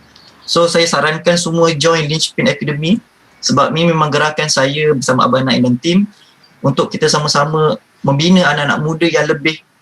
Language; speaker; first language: Malay; native; Malay